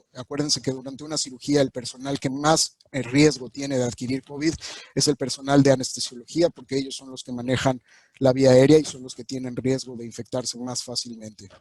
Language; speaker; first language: Spanish; native; Spanish